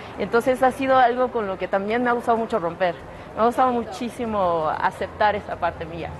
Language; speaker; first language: Spanish; non-native, local second language; Yucateco